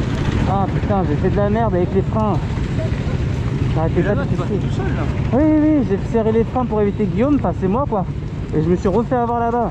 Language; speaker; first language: French; native; French